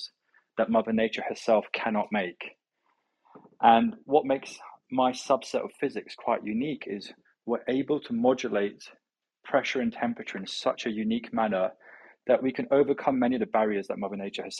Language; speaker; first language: English; native; English